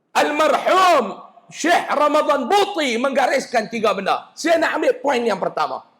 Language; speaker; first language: Malay; native; Malay